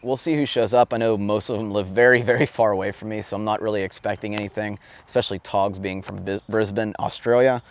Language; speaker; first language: English; native; English